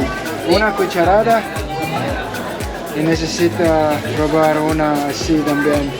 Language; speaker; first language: Spanish; non-native, learner; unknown